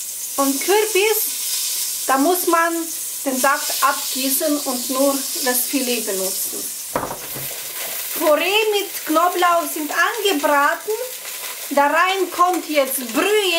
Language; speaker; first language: German; non-native, fluent; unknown